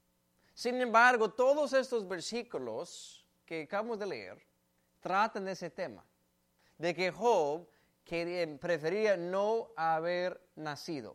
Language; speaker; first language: Spanish; native; Spanish